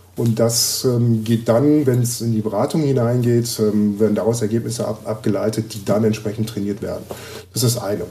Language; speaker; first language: German; native; German